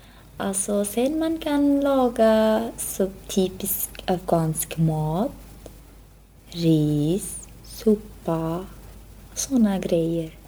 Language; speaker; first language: Swedish; non-native, learner; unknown